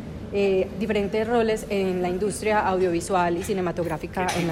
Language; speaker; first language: Spanish; native; Spanish